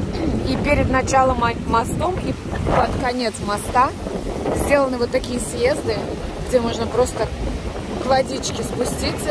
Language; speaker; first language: Russian; native; Russian